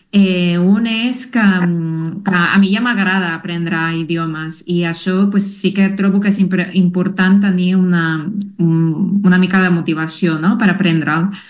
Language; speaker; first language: Catalan; non-native, fluent; Spanish